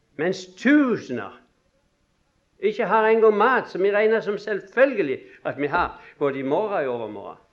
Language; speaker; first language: Norwegian; native; Norwegian